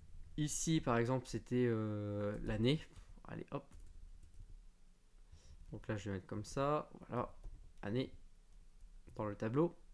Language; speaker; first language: French; native; French